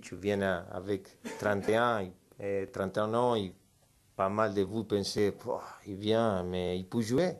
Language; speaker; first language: French; non-native, fluent; Spanish